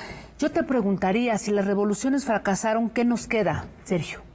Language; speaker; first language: Spanish; native; Spanish